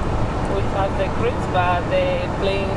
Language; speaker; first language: English; non-native, learner; Spanish